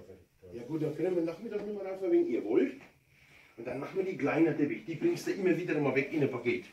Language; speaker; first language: German; native; German